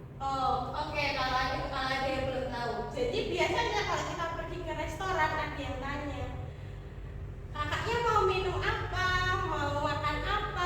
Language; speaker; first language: Indonesian; native; Indonesian